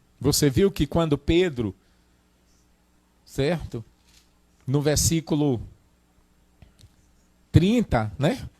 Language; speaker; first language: Portuguese; native; Portuguese